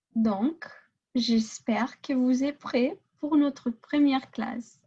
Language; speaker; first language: French; non-native, fluent; English